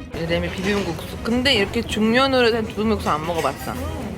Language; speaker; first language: Korean; non-native, learner; Turkish